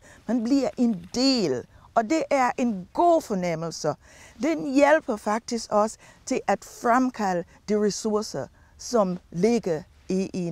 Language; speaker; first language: Danish; non-native, fluent; English